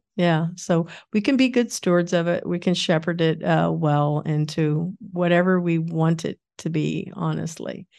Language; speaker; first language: English; native; English